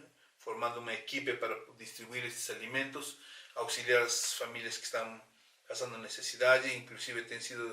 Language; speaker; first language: Portuguese; non-native, fluent; Spanish